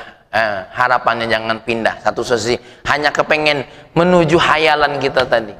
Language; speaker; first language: Indonesian; native; Indonesian